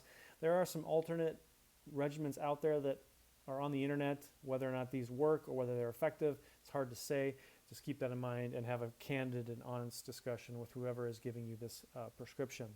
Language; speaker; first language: English; native; English